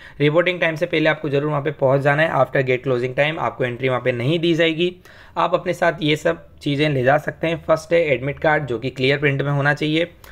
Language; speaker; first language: Hindi; native; Hindi